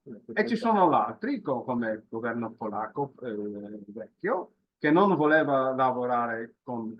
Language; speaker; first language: Italian; non-native, fluent; Polish